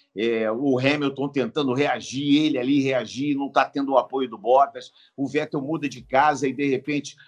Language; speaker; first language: Portuguese; native; Portuguese